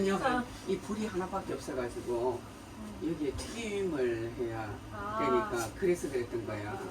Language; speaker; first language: Korean; native; Korean